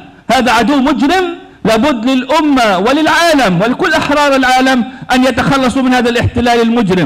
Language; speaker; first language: Arabic; native; Arabic